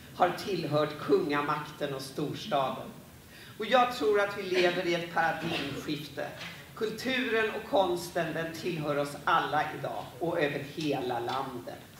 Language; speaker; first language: Swedish; native; Swedish